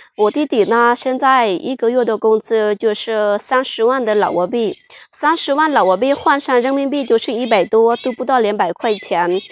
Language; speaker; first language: Chinese; non-native, fluent; Lao